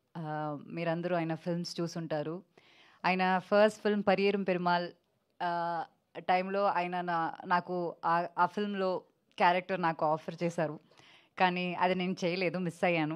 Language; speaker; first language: Telugu; non-native, fluent; Malayalam